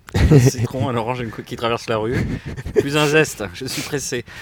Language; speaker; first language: French; native; French